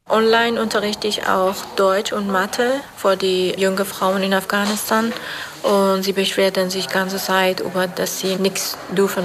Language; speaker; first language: German; non-native, fluent; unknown